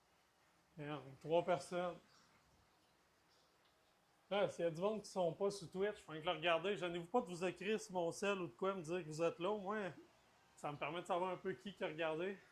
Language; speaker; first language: French; native; French